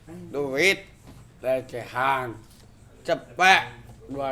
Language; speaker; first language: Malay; non-native, local second language; Sundanese